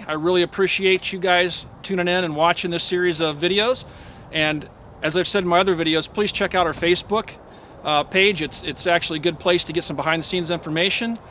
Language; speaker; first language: English; native; English